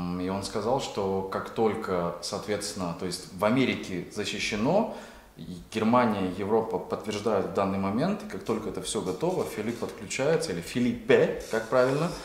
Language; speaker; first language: Russian; native; Russian